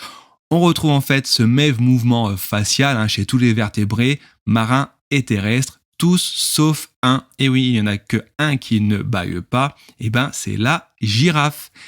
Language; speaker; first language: French; native; French